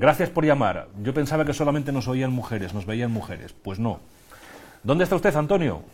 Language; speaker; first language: Spanish; native; Spanish